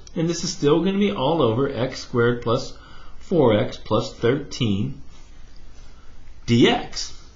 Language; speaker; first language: English; native; English